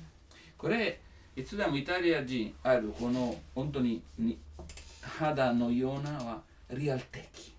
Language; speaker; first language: Japanese; non-native, learner; Italian